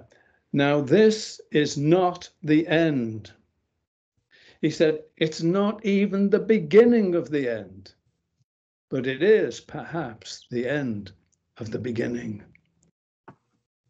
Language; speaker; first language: English; native; English